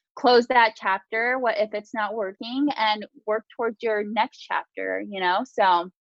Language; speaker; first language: English; early bilingual, other home language; Japanese